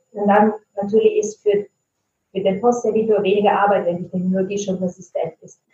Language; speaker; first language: German; non-native, fluent; Italian